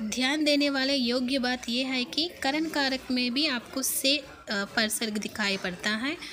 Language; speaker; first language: Hindi; non-native, local second language; Telugu